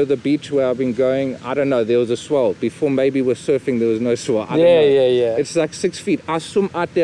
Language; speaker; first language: English; native; English